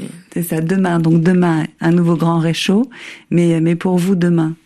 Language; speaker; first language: French; native; French